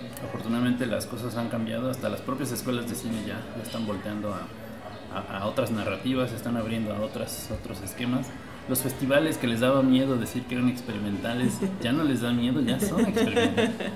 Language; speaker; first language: Spanish; native; Spanish